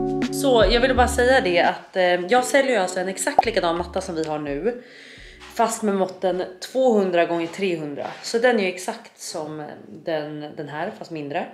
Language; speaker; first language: Swedish; native; Swedish